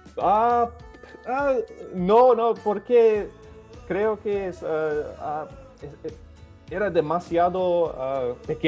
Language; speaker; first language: Spanish; early bilingual, other home language; Serbian